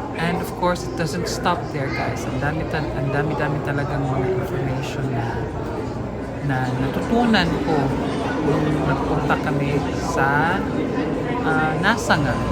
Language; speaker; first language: Filipino; native; Filipino